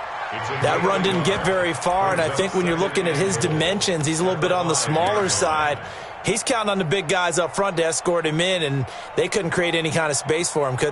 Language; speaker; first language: English; native; English